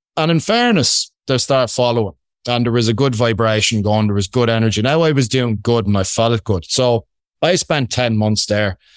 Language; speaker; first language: English; native; English